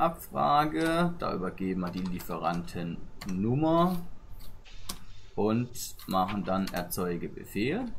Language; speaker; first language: German; native; German